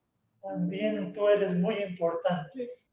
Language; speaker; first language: Spanish; native; Spanish